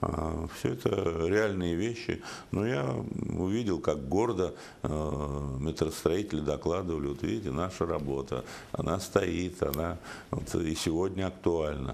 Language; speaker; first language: Russian; native; Russian